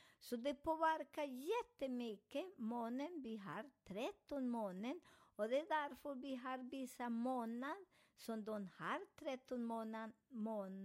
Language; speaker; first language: Swedish; non-native, fluent; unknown